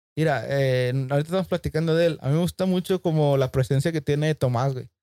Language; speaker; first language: Spanish; early bilingual, heritage; Spanish